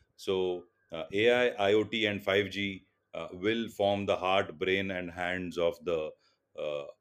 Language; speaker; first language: English; non-native, local second language; Tulu